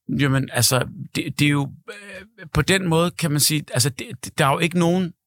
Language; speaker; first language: Danish; native; Danish